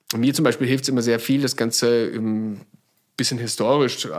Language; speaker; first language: German; native; German